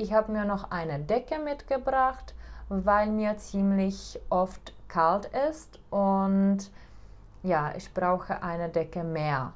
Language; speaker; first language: German; non-native, fluent; Czech